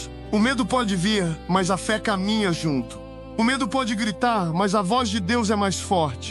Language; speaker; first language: Portuguese; native; Portuguese